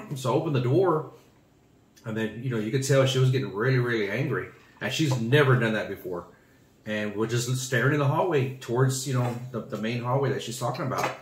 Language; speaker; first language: English; native; English